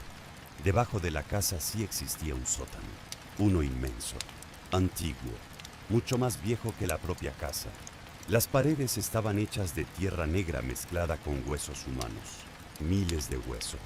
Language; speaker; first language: Spanish; native; Spanish